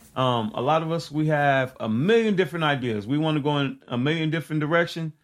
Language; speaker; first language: English; early bilingual, other home language; Haitian Creole